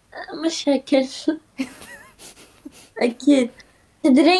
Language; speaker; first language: Arabic; non-native, learner; Turkish